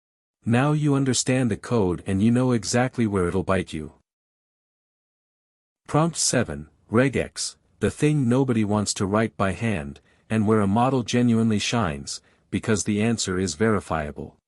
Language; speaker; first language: English; native; English